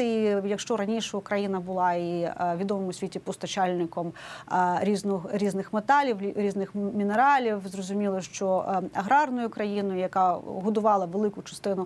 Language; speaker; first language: Ukrainian; native; Ukrainian